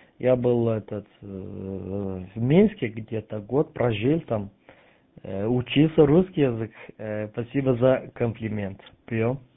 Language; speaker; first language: Russian; non-native, fluent; Turkish